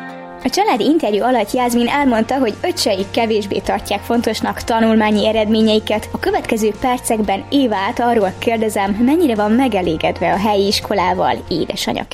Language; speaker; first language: Hungarian; native; Hungarian